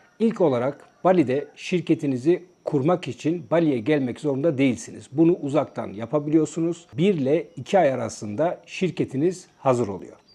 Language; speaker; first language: Turkish; native; Turkish